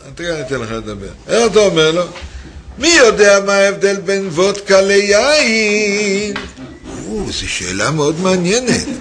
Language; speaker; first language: Hebrew; native; Hebrew